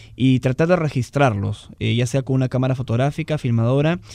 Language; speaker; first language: Spanish; native; Spanish